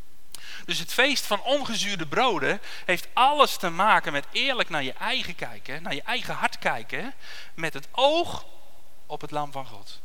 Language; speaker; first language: Dutch; native; Dutch